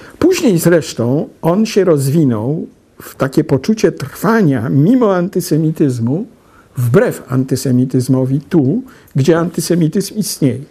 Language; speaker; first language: Polish; native; Polish